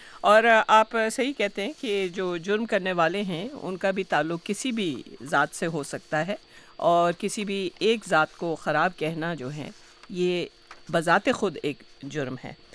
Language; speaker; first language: Urdu; native; Urdu